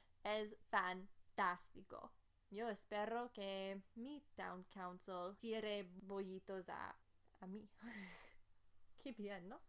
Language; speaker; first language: Spanish; non-native, fluent; English